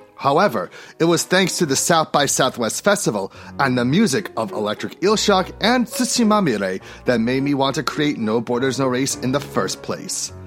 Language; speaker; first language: English; native; English